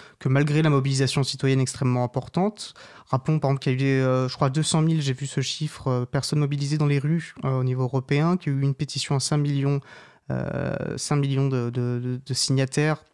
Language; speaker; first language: French; native; French